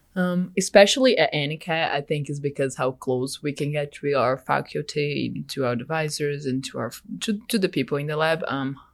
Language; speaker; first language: English; non-native, fluent; Portuguese